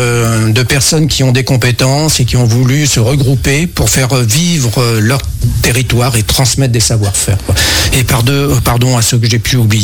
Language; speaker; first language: French; native; French